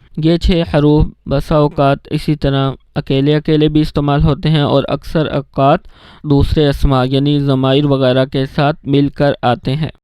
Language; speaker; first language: Urdu; native; Urdu